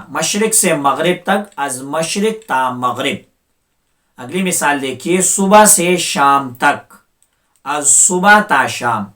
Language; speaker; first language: Urdu; non-native, local second language; Pashto